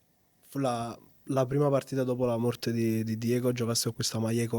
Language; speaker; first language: Italian; native; Italian